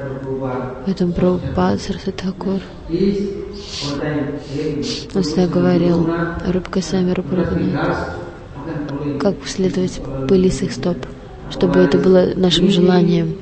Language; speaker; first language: Russian; non-native, learner; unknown